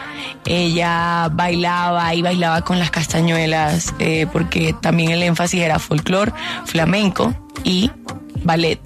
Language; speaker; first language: Spanish; native; Spanish